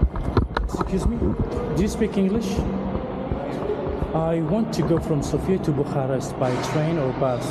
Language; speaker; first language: English; non-native, learner; Arabic